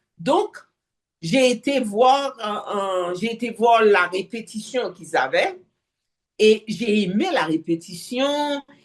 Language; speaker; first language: French; non-native, local second language; Haitian Creole